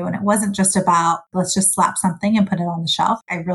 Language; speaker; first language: English; early bilingual, other home language; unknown